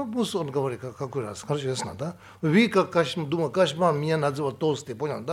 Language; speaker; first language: Russian; non-native, learner; Tibetan